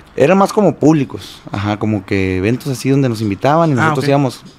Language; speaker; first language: Spanish; native; Spanish